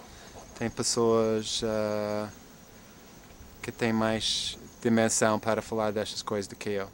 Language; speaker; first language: Portuguese; non-native, fluent; English